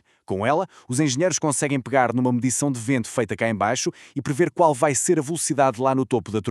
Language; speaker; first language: Portuguese; native; Portuguese